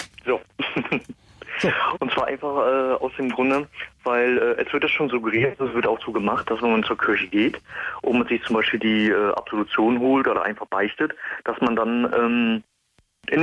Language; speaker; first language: German; native; German